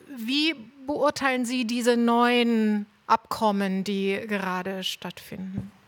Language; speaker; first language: German; native; German